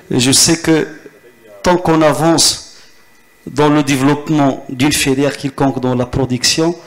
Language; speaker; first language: French; non-native, local second language; Arabic